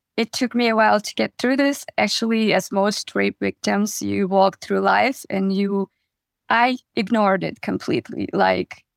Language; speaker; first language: English; non-native, fluent; Russian